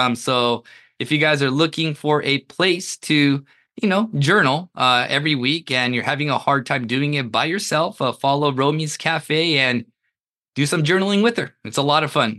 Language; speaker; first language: English; early bilingual, other home language; Japanese